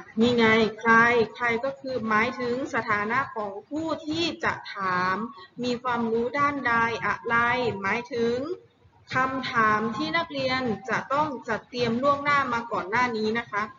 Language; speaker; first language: Thai; native; Thai